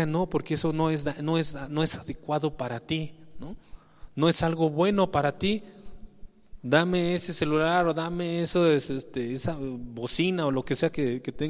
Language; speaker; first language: Spanish; native; Spanish